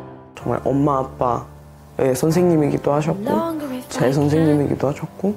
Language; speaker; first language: Korean; non-native, learner; Russian